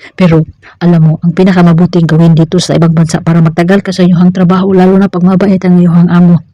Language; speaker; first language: Filipino; non-native, local second language; Cebuano